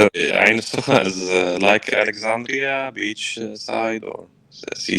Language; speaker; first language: English; non-native, learner; Arabic